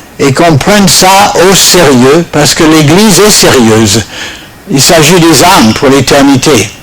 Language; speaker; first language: French; non-native, fluent; English